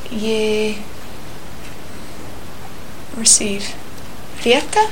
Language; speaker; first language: Icelandic; non-native, learner; English